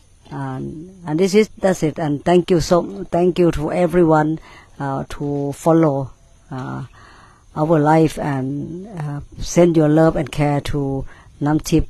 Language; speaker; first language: English; non-native, learner; Thai